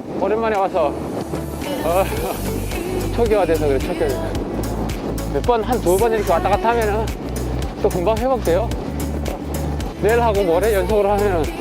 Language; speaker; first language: Korean; native; Korean